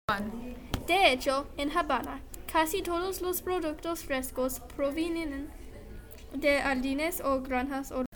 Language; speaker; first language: Spanish; non-native, learner; English